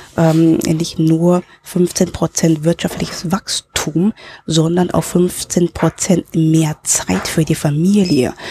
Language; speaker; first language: German; early bilingual, other home language; Cantonese